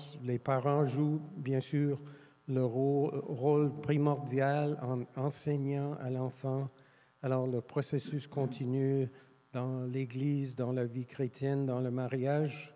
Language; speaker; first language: French; non-native, fluent; English